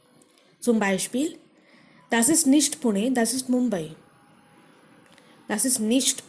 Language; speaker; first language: German; non-native, fluent; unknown